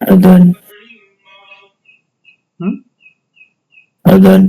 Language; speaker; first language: Arabic; non-native, learner; Indonesian